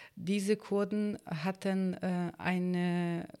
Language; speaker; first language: German; non-native, fluent; Turkish